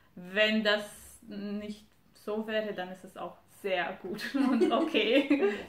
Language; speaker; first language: German; non-native, fluent; Romanian